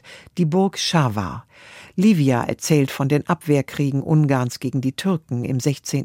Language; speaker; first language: German; native; German